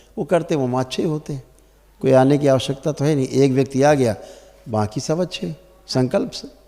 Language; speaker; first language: Hindi; native; Hindi